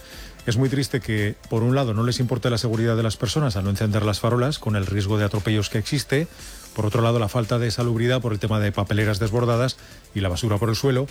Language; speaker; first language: Spanish; native; Spanish